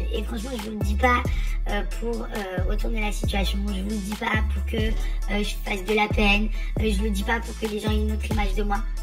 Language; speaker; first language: French; native; French